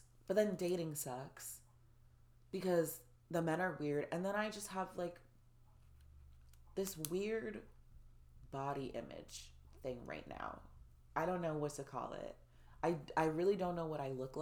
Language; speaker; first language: English; native; English